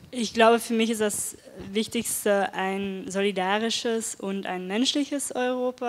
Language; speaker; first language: German; non-native, fluent; Dutch